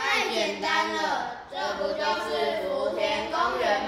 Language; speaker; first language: Chinese; native; Chinese